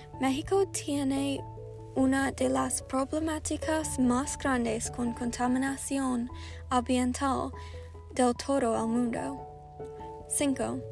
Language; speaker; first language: Spanish; non-native, learner; English